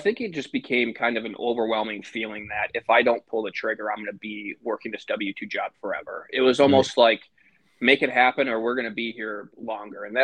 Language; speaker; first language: English; native; English